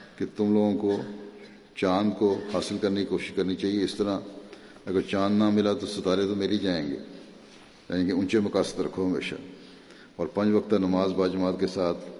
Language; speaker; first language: Urdu; native; Urdu